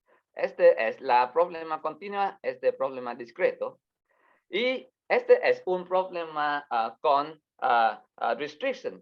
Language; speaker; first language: Spanish; non-native, learner; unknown